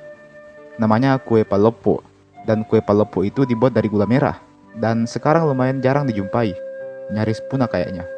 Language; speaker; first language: Indonesian; native; Indonesian